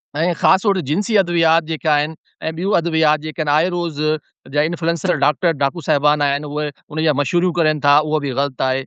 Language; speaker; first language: Sindhi; non-native, local second language; Urdu